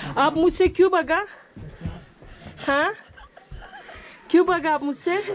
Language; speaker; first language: Urdu; non-native, learner; Turkish